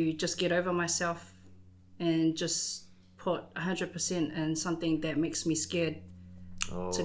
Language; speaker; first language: English; native; English